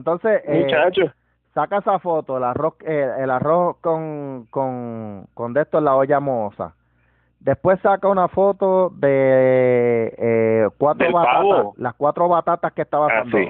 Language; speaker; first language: Spanish; native; Spanish